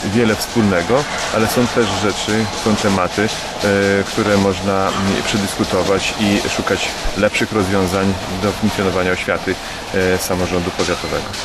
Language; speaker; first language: Polish; native; Polish